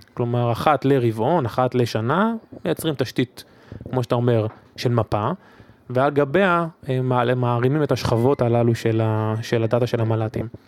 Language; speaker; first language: Hebrew; native; Hebrew